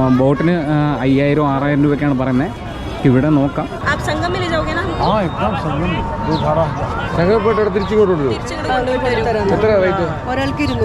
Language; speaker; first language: Malayalam; native; Malayalam